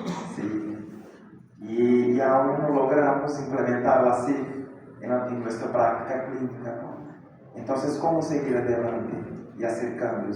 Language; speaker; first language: Spanish; non-native, fluent; Portuguese